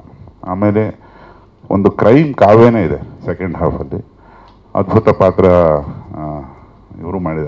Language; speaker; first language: Kannada; native; Kannada